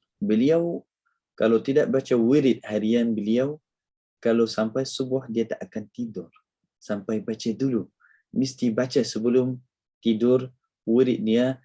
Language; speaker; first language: Malay; non-native, fluent; Arabic